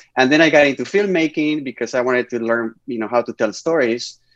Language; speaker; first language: English; non-native, fluent; Spanish